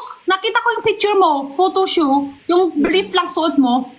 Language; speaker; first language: Filipino; non-native, learner; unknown